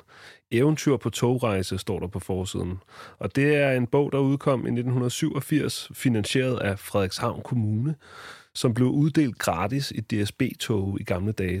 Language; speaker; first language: Danish; native; Danish